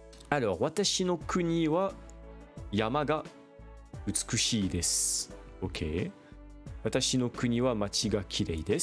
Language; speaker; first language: Japanese; non-native, learner; French